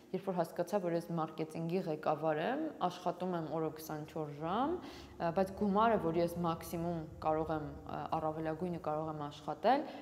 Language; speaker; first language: Armenian; native; Armenian